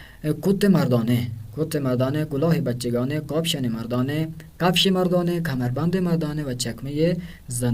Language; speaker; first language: Persian; non-native, fluent; Urdu